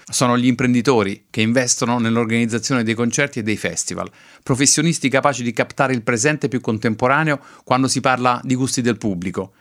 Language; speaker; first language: Italian; native; Italian